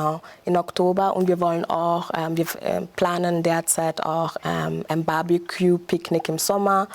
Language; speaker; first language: German; non-native, fluent; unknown